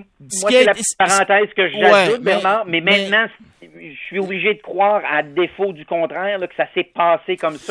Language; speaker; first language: French; native; French